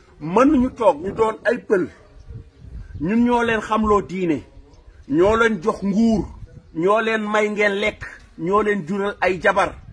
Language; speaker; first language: Wolof; non-native, local second language; Fula